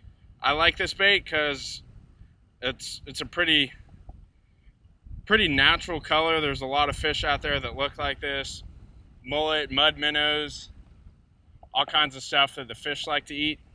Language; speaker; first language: English; native; English